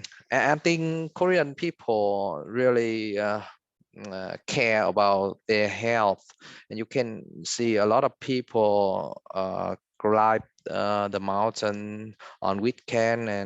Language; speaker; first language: English; non-native, fluent; Vietnamese